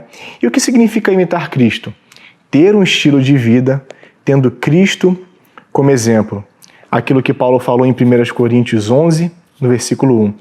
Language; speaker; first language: Portuguese; native; Portuguese